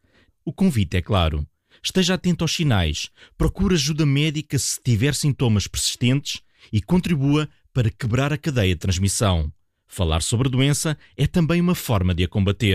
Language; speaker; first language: Portuguese; native; Portuguese